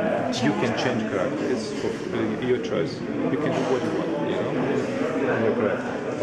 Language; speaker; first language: English; non-native, learner; German